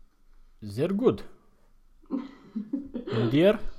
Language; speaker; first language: German; non-native, fluent; Romanian